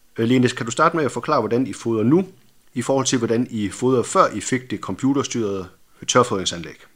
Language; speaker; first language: Danish; native; Danish